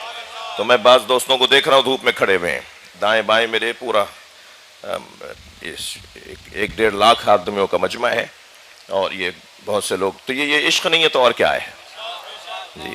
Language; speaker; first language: Urdu; native; Urdu